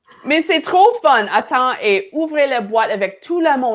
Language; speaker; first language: French; non-native, learner; English